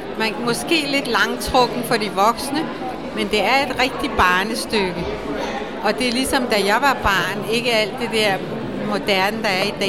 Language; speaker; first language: Danish; native; Danish